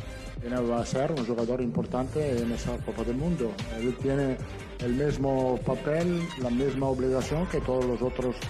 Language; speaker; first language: Spanish; non-native, fluent; Italian